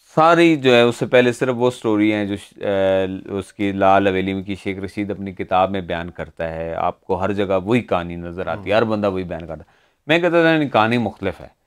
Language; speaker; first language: Urdu; native; Urdu